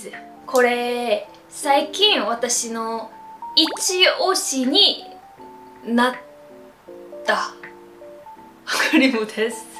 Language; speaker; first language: Japanese; non-native, fluent; Korean